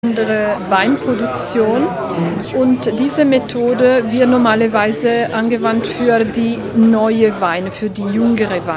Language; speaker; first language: German; non-native, learner; Italian